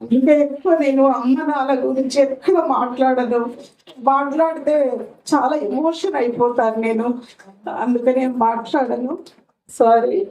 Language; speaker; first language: Telugu; non-native, local second language; Lambadi